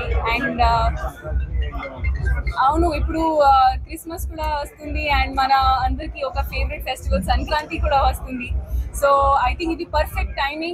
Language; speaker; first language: Telugu; non-native, learner; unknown